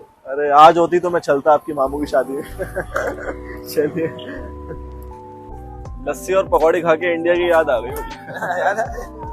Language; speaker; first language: Hindi; native; Hindi